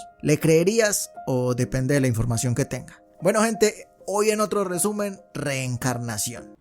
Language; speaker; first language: Spanish; native; Spanish